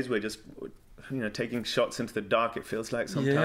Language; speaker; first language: English; native; English